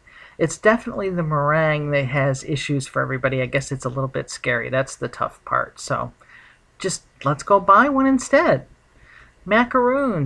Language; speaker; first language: English; native; English